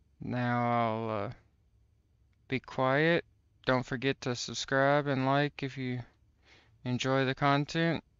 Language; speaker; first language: English; native; English